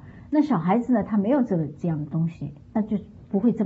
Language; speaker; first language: Chinese; native; Chinese